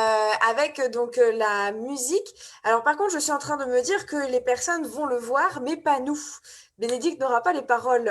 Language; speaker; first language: French; native; French